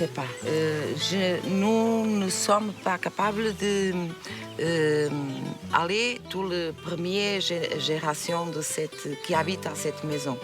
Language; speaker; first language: French; non-native, local second language; Portuguese